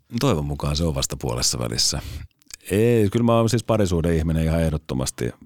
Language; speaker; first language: Finnish; native; Finnish